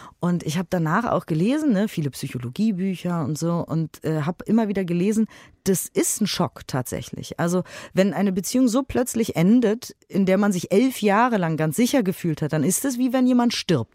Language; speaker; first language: German; native; German